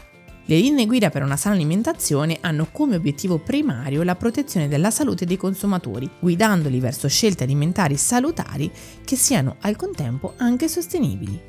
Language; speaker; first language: Italian; native; Italian